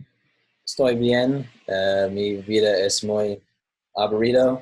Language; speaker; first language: Spanish; non-native, learner; English